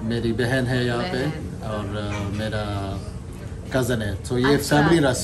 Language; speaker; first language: Hindi; non-native, learner; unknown